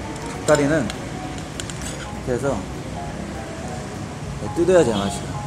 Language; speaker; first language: Korean; native; Korean